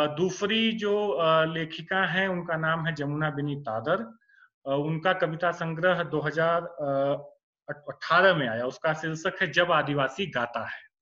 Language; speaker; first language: Hindi; native; Hindi